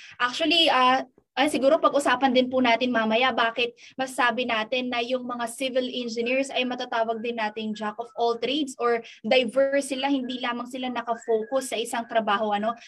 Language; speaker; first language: Filipino; non-native, local second language; Pampanga